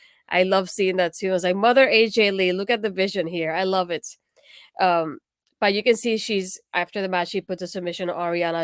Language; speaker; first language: English; native; English